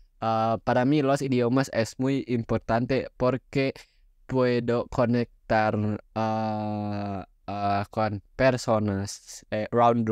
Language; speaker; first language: Spanish; non-native, learner; Indonesian